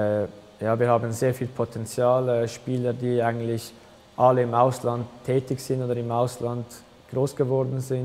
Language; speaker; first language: German; early bilingual, other home language; Albanian